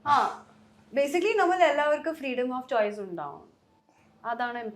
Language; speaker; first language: Malayalam; early bilingual, heritage; Malayalam